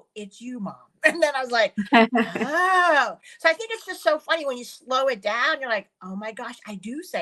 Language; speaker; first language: English; early bilingual, other home language; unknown